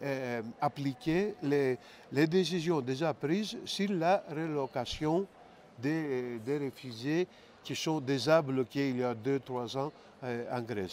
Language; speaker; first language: French; non-native, fluent; Greek